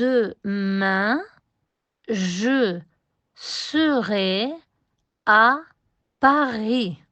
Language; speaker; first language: French; non-native, fluent; Spanish